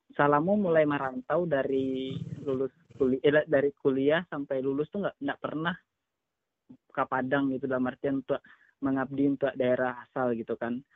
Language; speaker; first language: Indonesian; non-native, local second language; Minangkabau